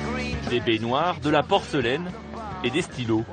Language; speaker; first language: French; native; French